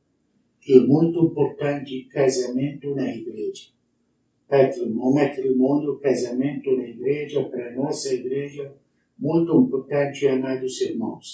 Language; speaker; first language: Portuguese; non-native, learner; Arabic